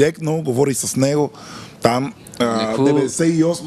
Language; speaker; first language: Bulgarian; non-native, learner; Spanish